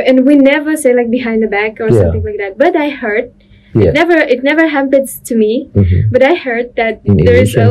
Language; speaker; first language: English; non-native, learner; Russian